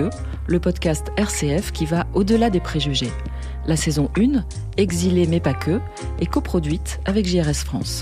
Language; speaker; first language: French; native; French